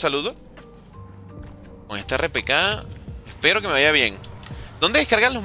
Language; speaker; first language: Spanish; native; Spanish